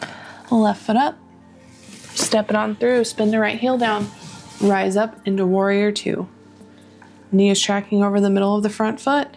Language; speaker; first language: English; native; English